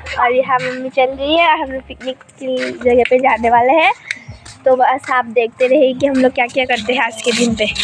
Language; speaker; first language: Hindi; non-native, local second language; Manipuri